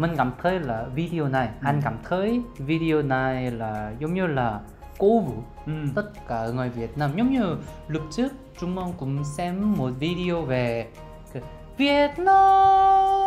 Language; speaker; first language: Vietnamese; non-native, fluent; Korean